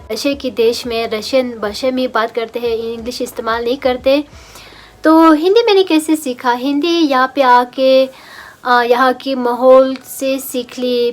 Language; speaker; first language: Hindi; non-native, local second language; Russian